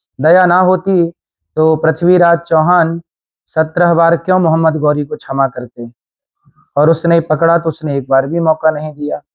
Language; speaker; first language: Hindi; native; Hindi